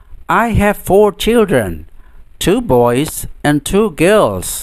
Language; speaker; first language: English; non-native, fluent; Indonesian